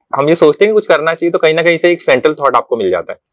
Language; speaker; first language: Hindi; non-native, local second language; Marathi